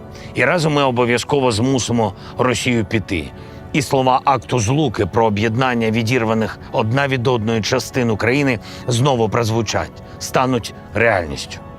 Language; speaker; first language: Ukrainian; non-native, local second language; Russian